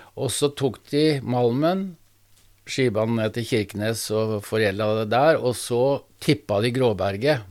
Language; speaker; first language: Norwegian; native; Norwegian